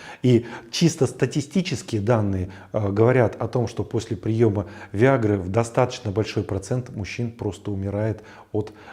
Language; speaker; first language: Russian; native; Russian